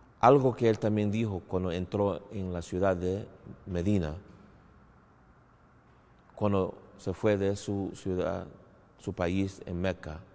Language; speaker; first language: Spanish; non-native, fluent; English